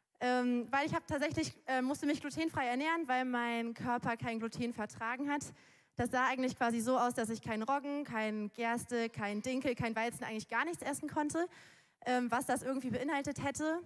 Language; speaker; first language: German; native; German